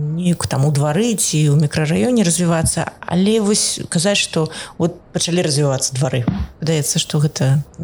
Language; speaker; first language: Belarusian; non-native, local second language; Russian